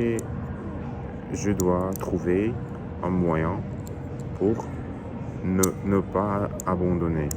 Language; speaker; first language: French; non-native, learner; Russian